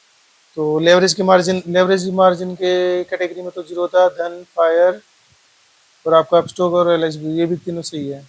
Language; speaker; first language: Hindi; native; Hindi